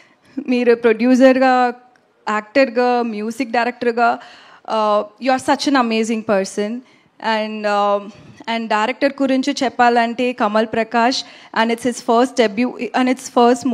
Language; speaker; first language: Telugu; non-native, learner; Tamil